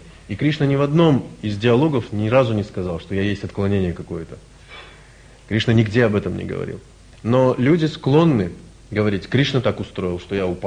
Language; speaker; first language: Russian; native; Russian